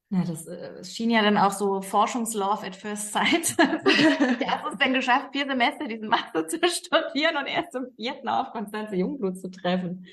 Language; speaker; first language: German; native; German